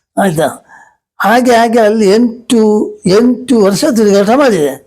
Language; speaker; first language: Kannada; native; Kannada